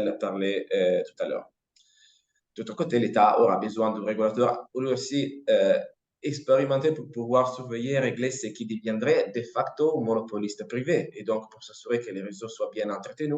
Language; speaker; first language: French; non-native, fluent; Italian